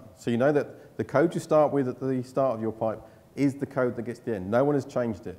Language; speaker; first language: English; native; English